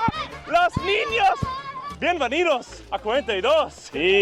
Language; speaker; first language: Spanish; non-native, learner; English